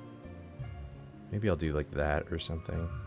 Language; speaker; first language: English; native; English